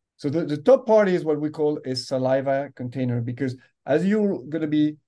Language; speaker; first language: English; non-native, fluent; French